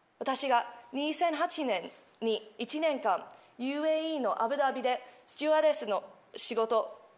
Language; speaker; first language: Japanese; non-native, fluent; English